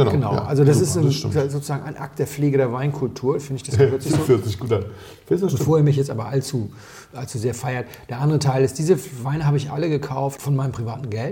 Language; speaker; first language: German; native; German